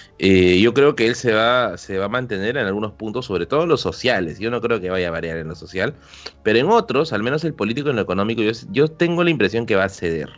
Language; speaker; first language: Spanish; native; Spanish